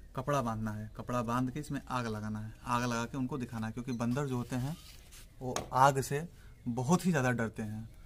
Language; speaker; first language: Hindi; native; Hindi